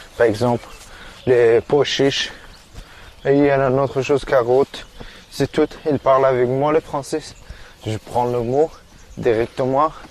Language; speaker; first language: French; non-native, learner; Persian